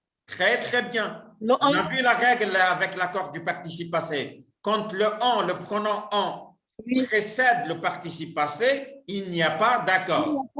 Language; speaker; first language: French; non-native, local second language; Arabic